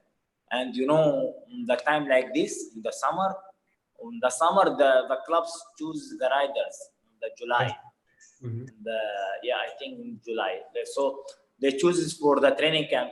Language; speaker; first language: English; non-native, fluent; Arabic